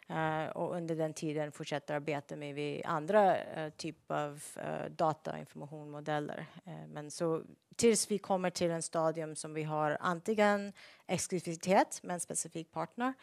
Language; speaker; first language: Swedish; non-native, fluent; English